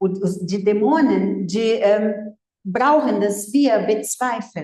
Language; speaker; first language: German; non-native, fluent; Portuguese